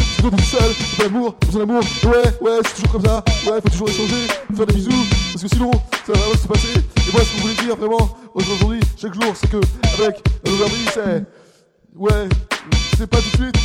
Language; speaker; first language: French; native; French